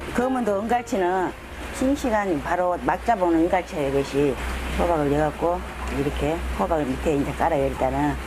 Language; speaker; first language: Korean; native; Korean